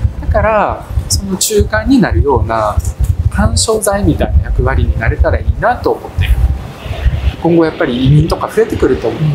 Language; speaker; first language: Japanese; early bilingual, other home language; Russian